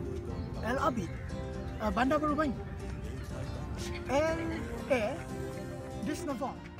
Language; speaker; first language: French; non-native, learner; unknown